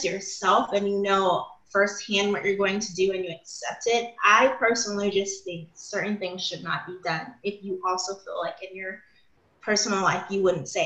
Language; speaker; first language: English; native; English